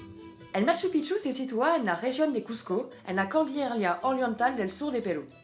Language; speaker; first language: Spanish; non-native, learner; French